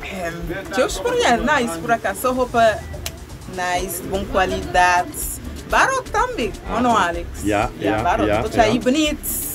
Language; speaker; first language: Portuguese; non-native, local second language; Kabuverdianu